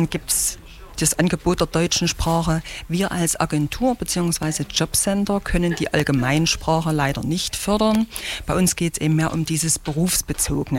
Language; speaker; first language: German; native; German